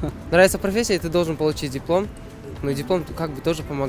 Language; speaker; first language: Russian; non-native, local second language; Kyrgyz